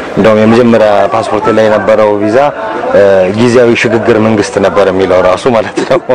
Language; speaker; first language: Amharic; early bilingual, other home language; English